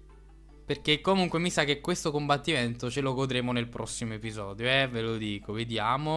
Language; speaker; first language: Italian; native; Italian